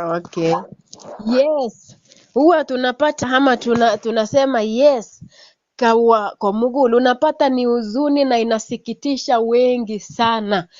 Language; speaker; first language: Swahili; non-native, local second language; Kalenjin